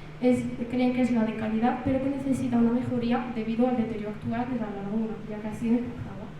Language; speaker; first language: Spanish; early bilingual, other home language; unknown